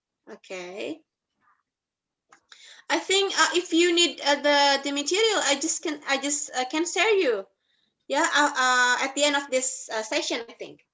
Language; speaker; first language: English; non-native, fluent; Indonesian